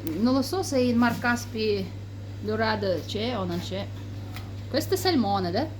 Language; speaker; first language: Italian; non-native, learner; Kazakh